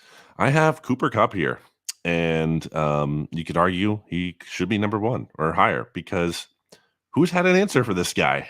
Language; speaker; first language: English; native; English